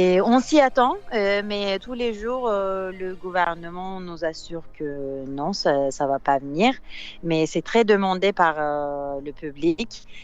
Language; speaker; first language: French; non-native, fluent; Turkish